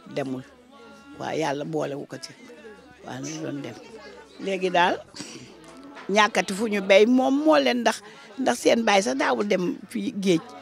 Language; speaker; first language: Wolof; native; Wolof